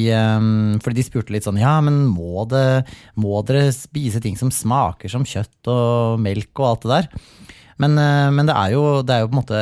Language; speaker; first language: Norwegian; native; Norwegian